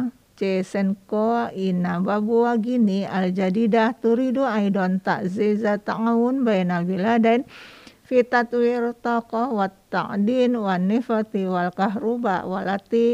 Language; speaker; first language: Arabic; non-native, fluent; Indonesian